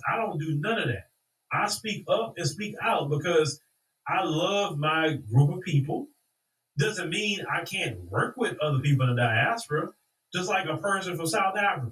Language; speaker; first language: English; native; English